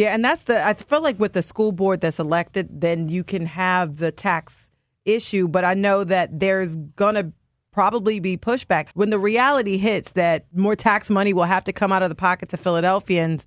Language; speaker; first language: English; native; English